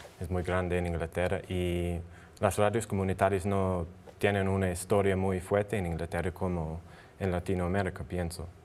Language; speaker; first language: Spanish; non-native, learner; English